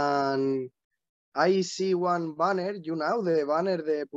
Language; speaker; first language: English; non-native, learner; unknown